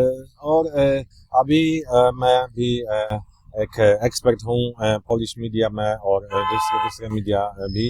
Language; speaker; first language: Hindi; non-native, learner; Polish